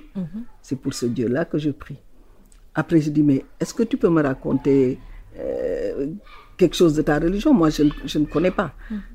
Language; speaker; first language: French; non-native, local second language; Wolof